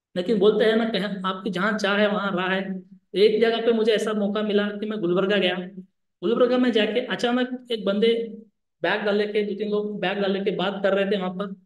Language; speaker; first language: Hindi; non-native, local second language; Lambadi